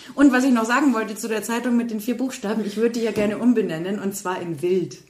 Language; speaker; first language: German; native; German